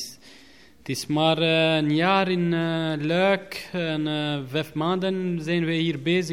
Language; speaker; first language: Dutch; non-native, learner; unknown